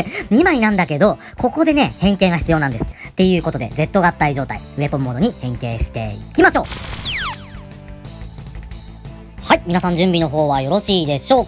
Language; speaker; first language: Japanese; native; Japanese